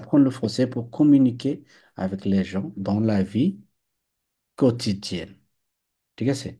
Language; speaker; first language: French; non-native, fluent; Bangla